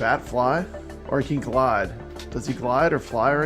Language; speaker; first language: English; native; English